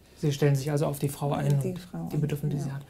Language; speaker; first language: German; native; German